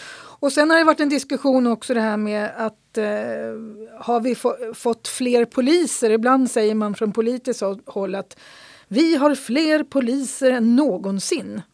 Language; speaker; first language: Swedish; native; Swedish